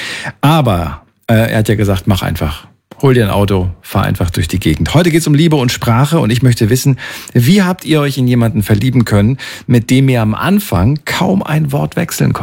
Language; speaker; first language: German; native; German